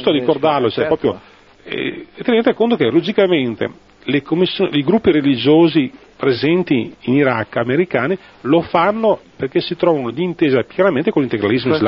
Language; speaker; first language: Italian; native; Italian